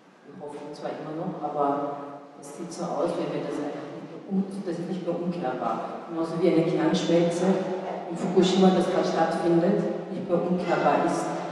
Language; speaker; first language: German; non-native, fluent; Japanese